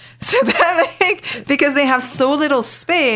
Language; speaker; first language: English; non-native, local second language; French